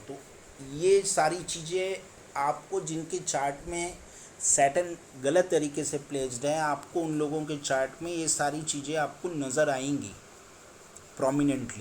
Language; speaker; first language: Hindi; native; Hindi